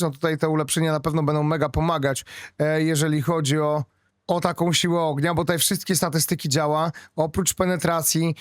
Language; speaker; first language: Polish; native; Polish